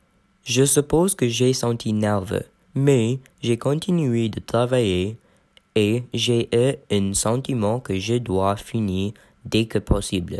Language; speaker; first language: French; non-native, learner; English